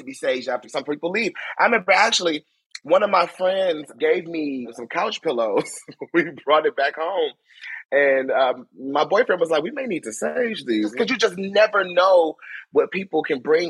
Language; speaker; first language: English; native; English